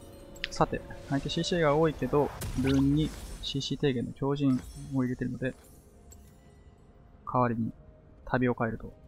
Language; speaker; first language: Japanese; native; Japanese